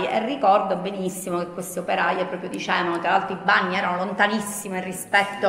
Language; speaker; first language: Italian; native; Italian